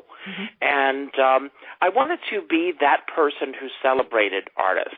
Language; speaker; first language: English; native; English